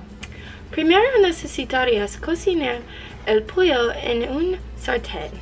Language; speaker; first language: Spanish; non-native, learner; English